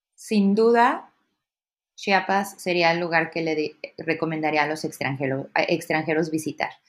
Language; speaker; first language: Spanish; native; Spanish